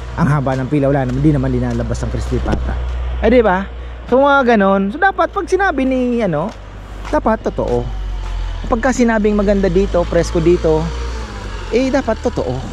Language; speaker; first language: Filipino; native; Filipino